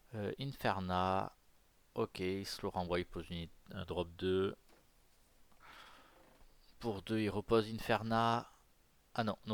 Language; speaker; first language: French; native; French